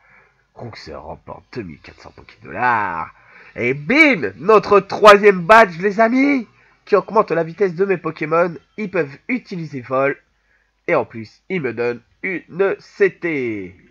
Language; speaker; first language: French; native; French